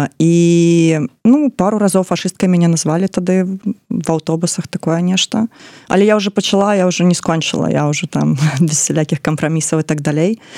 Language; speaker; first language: Belarusian; non-native, local second language; Russian